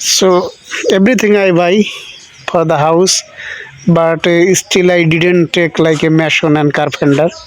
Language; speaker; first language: English; non-native, local second language; Bangla